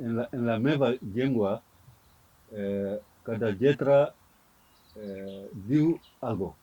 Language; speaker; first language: Catalan; non-native, learner; Fula